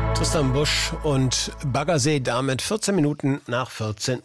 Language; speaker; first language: German; native; German